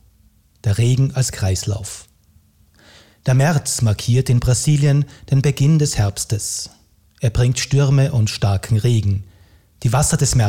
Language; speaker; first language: German; native; German